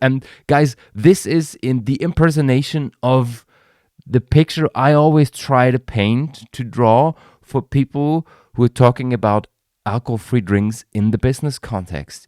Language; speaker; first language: English; non-native, fluent; German